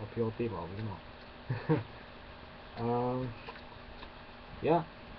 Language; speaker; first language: Burmese; non-native, learner; English